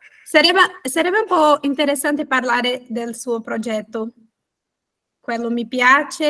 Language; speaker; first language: Italian; non-native, fluent; Portuguese